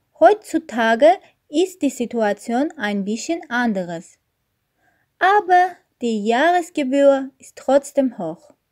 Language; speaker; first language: German; non-native, learner; Armenian